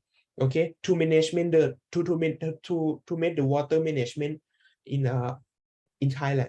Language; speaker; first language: English; non-native, learner; Thai